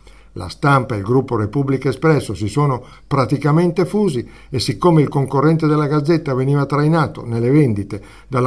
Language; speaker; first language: Italian; native; Italian